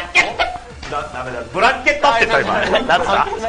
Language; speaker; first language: Japanese; native; Japanese